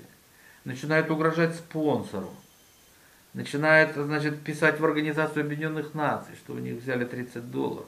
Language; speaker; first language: Russian; native; Russian